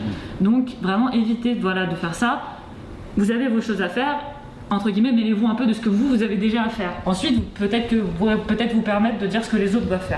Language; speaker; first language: French; native; French